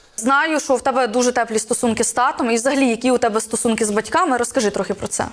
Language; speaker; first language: Ukrainian; native; Ukrainian